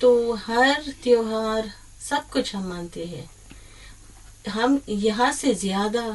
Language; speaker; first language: Hindi; early bilingual, heritage; English